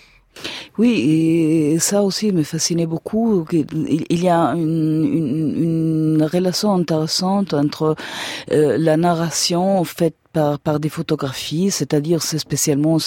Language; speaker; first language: French; non-native, fluent; German